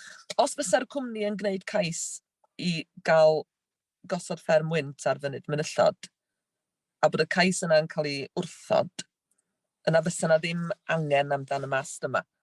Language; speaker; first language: Welsh; native; Welsh